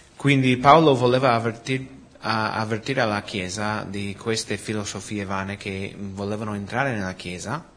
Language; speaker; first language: Italian; non-native, fluent; Spanish